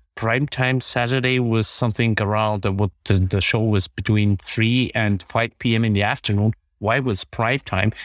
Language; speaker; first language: English; non-native, fluent; Bulgarian